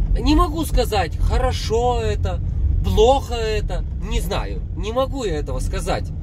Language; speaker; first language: Russian; native; Russian